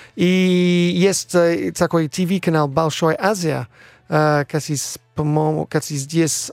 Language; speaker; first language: Russian; non-native, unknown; English